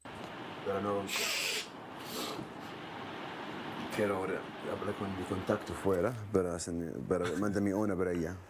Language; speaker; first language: Spanish; non-native, learner; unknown